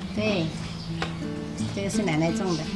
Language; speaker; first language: Chinese; native; Chinese